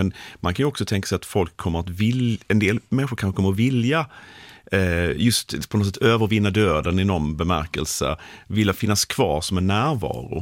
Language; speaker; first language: Swedish; native; Swedish